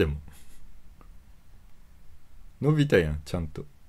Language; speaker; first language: Japanese; native; Japanese